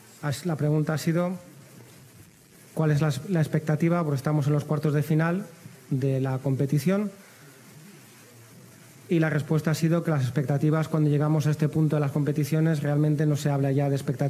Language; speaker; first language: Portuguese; non-native, fluent; Spanish